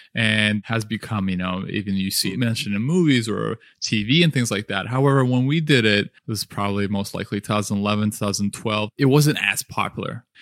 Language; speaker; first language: English; early bilingual, other home language; Russian